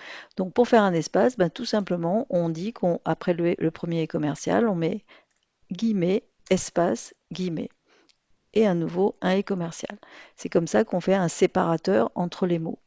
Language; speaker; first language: French; native; French